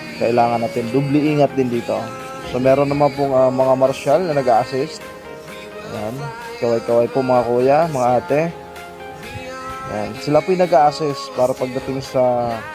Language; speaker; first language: Filipino; non-native, local second language; Masbatenyo